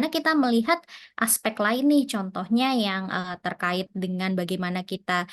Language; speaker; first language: Indonesian; native; Indonesian